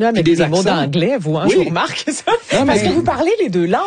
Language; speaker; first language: French; native; French